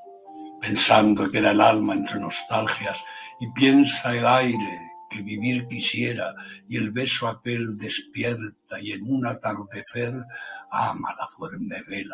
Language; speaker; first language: Spanish; native; Spanish